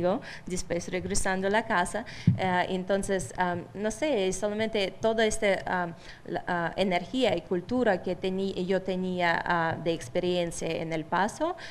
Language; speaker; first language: Spanish; non-native, fluent; Russian